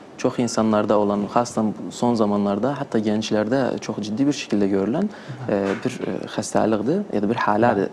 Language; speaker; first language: Turkish; native; Turkish